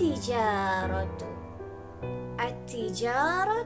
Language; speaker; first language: Arabic; non-native, fluent; Malay